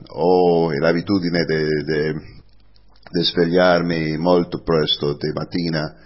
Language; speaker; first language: Italian; non-native, learner; English